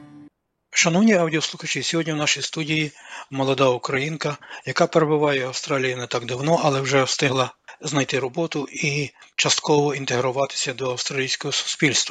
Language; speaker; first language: Ukrainian; native; Ukrainian